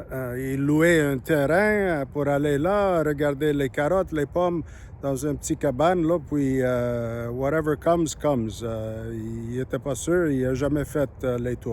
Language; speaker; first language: French; non-native, local second language; English